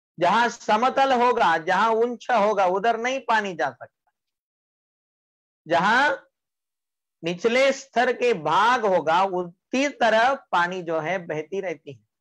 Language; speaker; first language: Hindi; non-native, local second language; Marathi